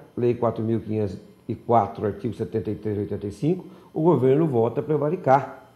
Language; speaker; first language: Portuguese; native; Portuguese